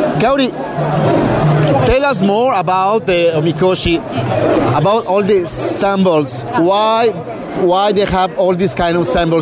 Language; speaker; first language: English; non-native, learner; Spanish